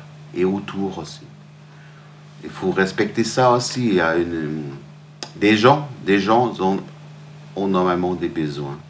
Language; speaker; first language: French; non-native, fluent; German